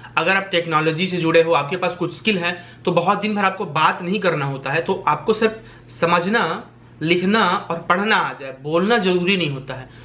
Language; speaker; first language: Hindi; native; Hindi